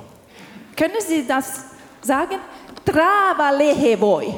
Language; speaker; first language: German; non-native, learner; Finnish